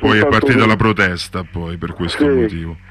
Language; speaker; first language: Italian; native; Italian